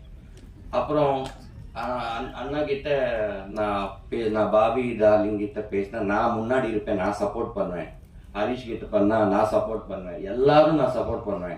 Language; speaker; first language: Tamil; non-native, learner; Telugu